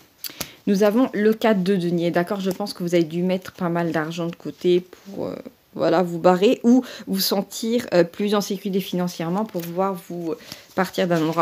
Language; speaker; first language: French; native; French